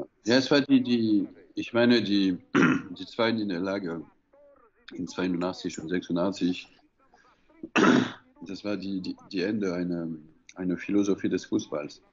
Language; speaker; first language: German; non-native, fluent; French